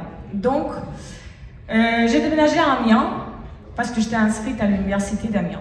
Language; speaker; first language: French; non-native, fluent; Russian